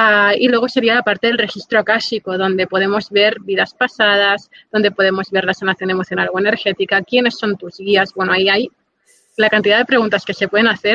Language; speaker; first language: Spanish; native; Spanish